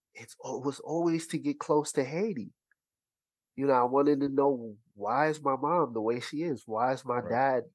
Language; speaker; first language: English; early bilingual, other home language; Haitian Creole